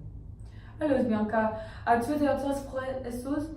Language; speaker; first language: French; non-native, learner; English